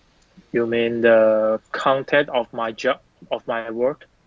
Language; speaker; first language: English; non-native, learner; Chinese